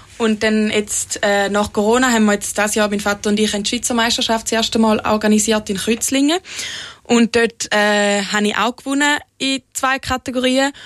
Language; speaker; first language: German; native; German